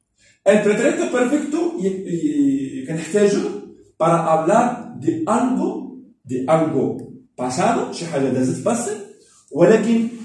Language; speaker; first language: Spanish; non-native, fluent; Arabic